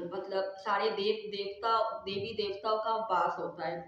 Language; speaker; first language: Hindi; non-native, local second language; Bangla